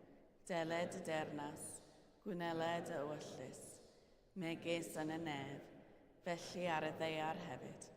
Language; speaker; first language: Welsh; native; Welsh